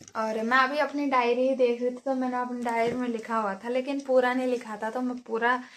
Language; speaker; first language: Hindi; native; Hindi